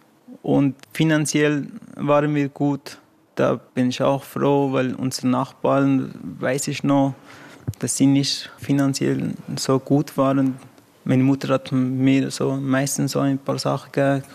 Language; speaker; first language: German; non-native, fluent; Persian